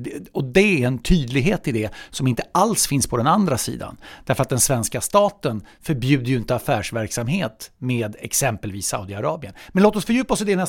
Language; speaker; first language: Swedish; native; Swedish